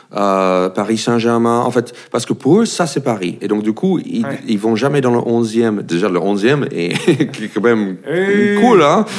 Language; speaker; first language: French; non-native, fluent; English